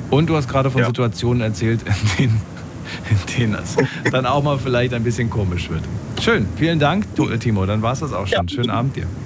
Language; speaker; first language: German; native; German